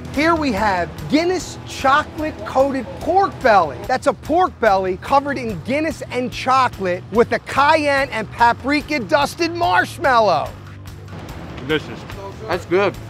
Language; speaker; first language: English; native; English